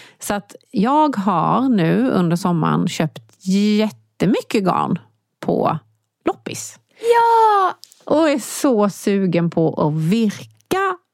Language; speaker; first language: Swedish; native; Swedish